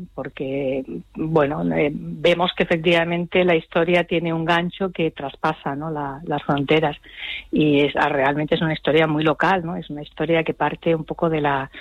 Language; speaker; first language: Spanish; native; Spanish